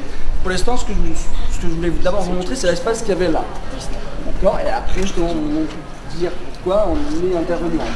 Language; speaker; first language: French; native; French